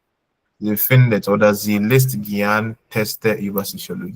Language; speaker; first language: German; non-native, fluent; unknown